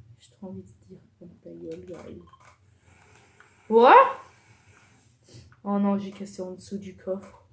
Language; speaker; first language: French; native; French